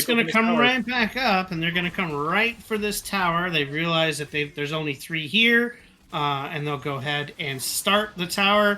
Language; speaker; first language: English; native; English